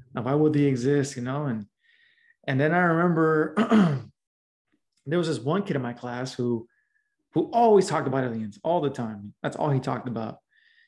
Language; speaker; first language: English; native; English